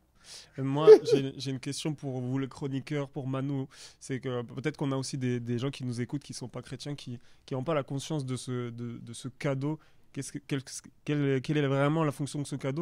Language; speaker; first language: French; native; French